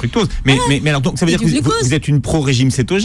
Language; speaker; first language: French; native; French